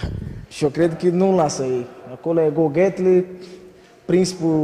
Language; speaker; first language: Romanian; non-native, learner; Portuguese